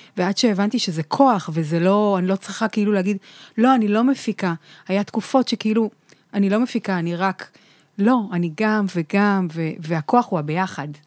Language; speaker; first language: Hebrew; native; Hebrew